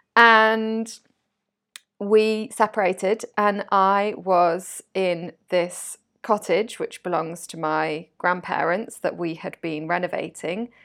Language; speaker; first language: English; native; English